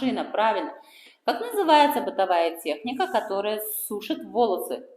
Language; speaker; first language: Russian; non-native, local second language; Kara-Kalpak